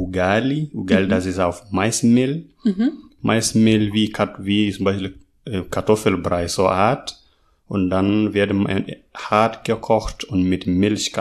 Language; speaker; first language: German; non-native, learner; Masai